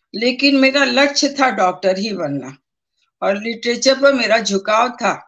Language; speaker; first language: Hindi; native; Hindi